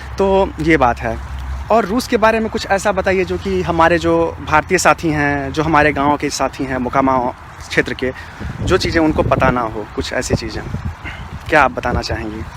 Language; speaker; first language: Hindi; native; Hindi